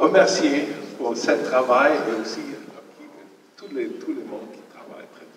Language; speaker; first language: French; non-native, learner; German